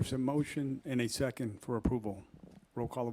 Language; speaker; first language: English; native; English